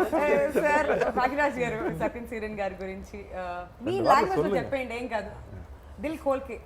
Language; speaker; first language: Telugu; native; Telugu